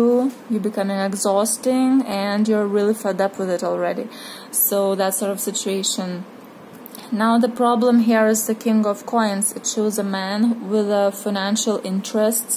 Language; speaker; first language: English; non-native, fluent; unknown